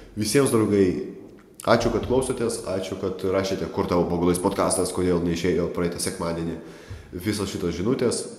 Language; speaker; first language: Lithuanian; non-native, local second language; Russian